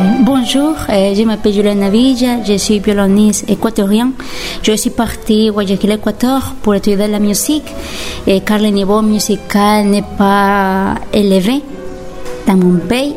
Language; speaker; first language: French; non-native, learner; Spanish